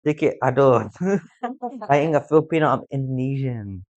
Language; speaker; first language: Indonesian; early bilingual, heritage; English